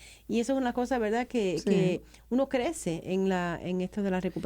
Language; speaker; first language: Spanish; native; Spanish